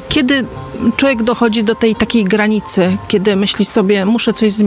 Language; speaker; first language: Polish; native; Polish